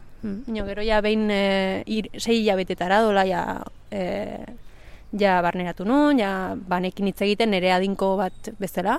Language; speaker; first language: Basque; early bilingual, other home language; Spanish